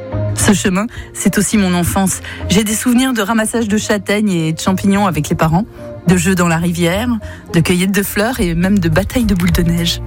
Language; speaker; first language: French; native; French